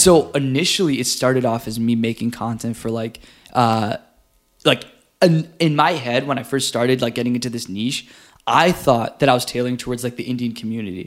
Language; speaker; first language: English; native; English